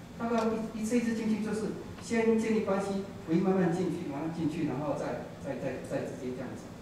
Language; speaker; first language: Chinese; native; Chinese